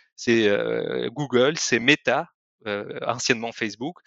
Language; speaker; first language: French; non-native, fluent; Russian